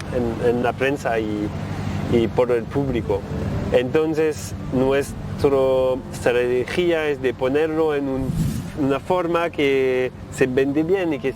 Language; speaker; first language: Spanish; non-native, learner; French